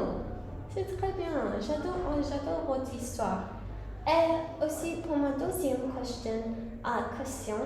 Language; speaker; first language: French; non-native, learner; English